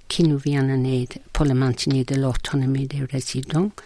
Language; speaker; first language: French; non-native, fluent; English